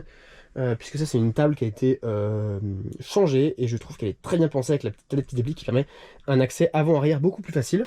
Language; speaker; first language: French; native; French